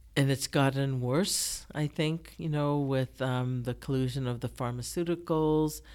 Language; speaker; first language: English; early bilingual, other home language; Japanese